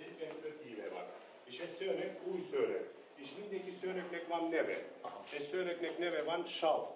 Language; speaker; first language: Hungarian; non-native, learner; Turkish